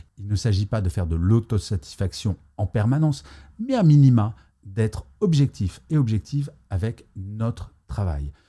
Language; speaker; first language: French; native; French